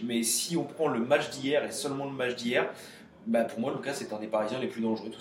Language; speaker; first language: French; native; French